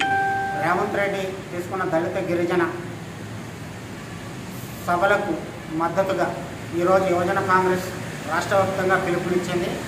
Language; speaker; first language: Telugu; native; Telugu